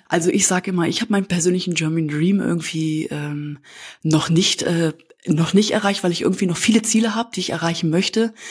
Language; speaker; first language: German; native; German